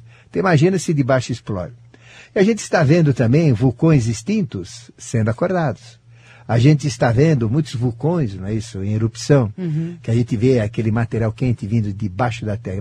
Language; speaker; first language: Portuguese; native; Portuguese